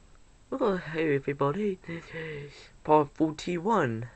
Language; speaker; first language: English; native; English